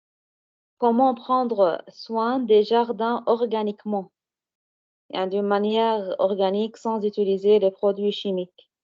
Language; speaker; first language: French; non-native, learner; Arabic